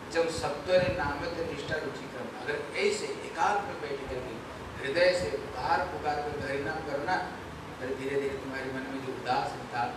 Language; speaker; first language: Hindi; non-native, local second language; Bangla